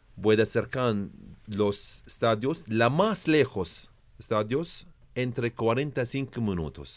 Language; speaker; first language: Spanish; non-native, learner; Arabic